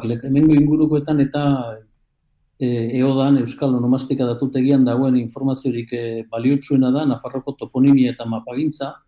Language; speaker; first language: Basque; native; Basque